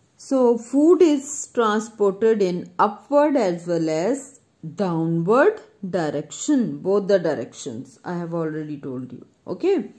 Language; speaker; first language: English; non-native, local second language; Punjabi